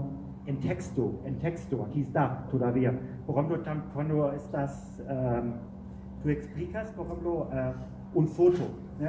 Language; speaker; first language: Spanish; non-native, learner; German